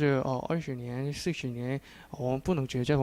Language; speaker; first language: Chinese; non-native, learner; Korean